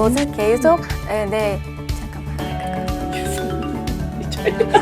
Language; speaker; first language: Korean; non-native, learner; Vietnamese